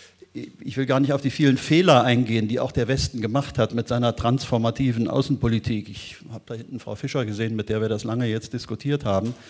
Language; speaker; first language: German; native; German